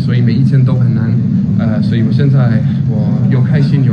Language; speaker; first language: Chinese; non-native, fluent; Danish